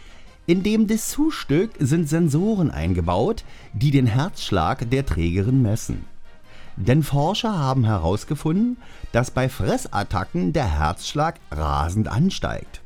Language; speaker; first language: German; native; German